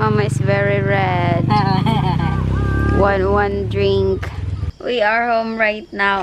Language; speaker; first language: English; non-native, local second language; Cebuano